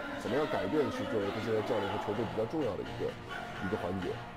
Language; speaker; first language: Chinese; native; Chinese